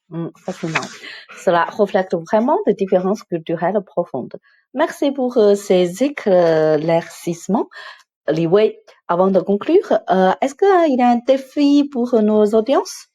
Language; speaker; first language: French; non-native, fluent; Chinese